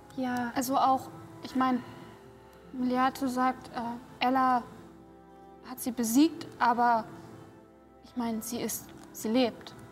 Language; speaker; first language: German; non-native, learner; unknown